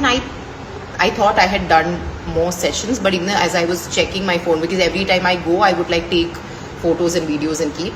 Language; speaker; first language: English; non-native, local second language; Malayalam